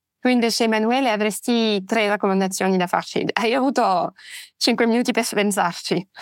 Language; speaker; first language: Italian; non-native, fluent; French